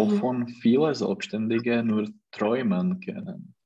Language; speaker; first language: German; non-native, learner; Czech